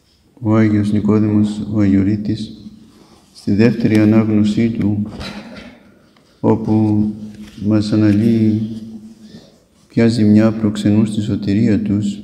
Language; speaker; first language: Greek; native; Greek